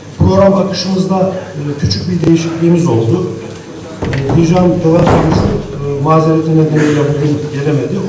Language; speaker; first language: Turkish; non-native, local second language; Adyghe